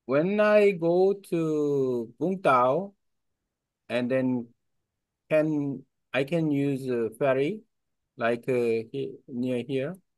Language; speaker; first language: English; non-native, learner; Korean